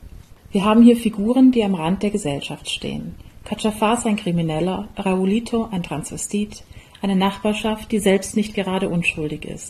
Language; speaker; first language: German; native; German